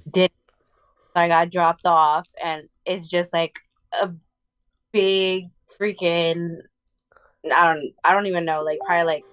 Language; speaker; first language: English; early bilingual, other home language; Spanish